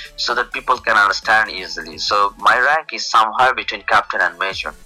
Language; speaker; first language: English; non-native, local second language; Bangla